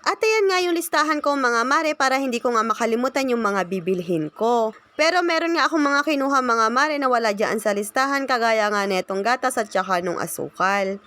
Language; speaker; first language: Filipino; native; Filipino